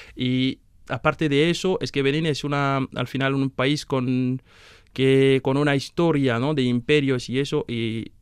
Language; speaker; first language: Spanish; non-native, fluent; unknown